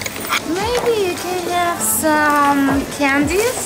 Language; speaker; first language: English; non-native, fluent; Spanish